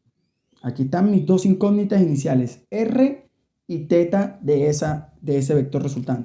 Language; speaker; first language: Spanish; native; Spanish